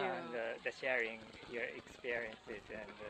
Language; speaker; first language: English; non-native, fluent; Japanese